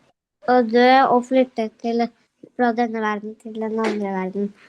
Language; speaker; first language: Norwegian; early bilingual, other home language; Urdu